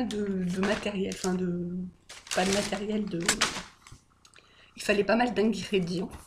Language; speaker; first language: French; native; French